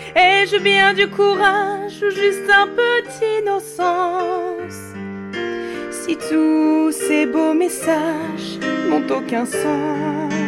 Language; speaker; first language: French; native; French